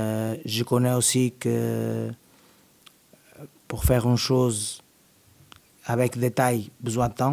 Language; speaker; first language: French; non-native, learner; Portuguese